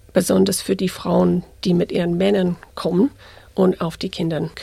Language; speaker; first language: German; non-native, fluent; English